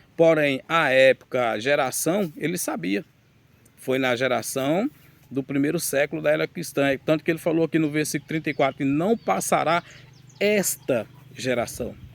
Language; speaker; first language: Portuguese; native; Portuguese